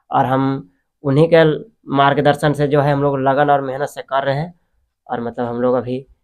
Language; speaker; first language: Hindi; native; Hindi